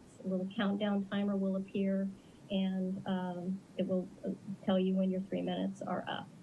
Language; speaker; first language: English; native; English